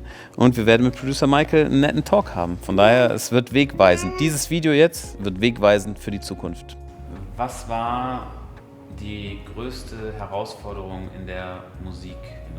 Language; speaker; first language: German; native; German